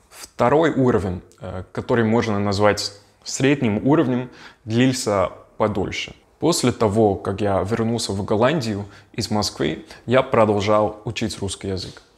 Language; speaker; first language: Russian; non-native, fluent; Dutch